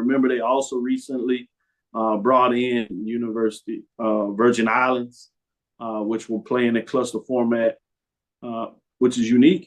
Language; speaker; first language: English; native; English